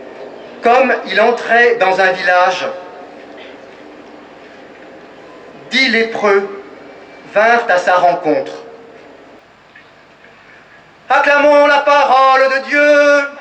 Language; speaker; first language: French; native; French